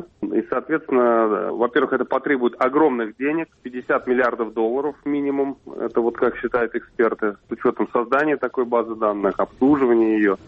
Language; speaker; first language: Russian; native; Russian